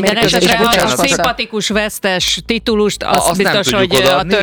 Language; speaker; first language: Hungarian; native; Hungarian